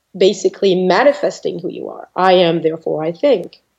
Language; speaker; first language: English; non-native, fluent; French